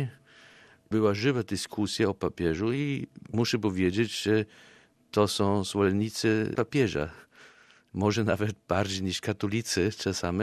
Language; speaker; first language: Polish; non-native, fluent; German